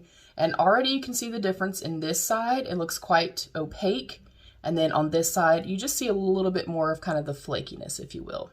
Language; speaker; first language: English; native; English